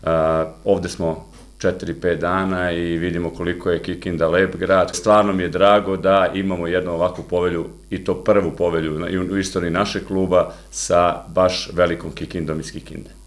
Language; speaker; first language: Croatian; native; Croatian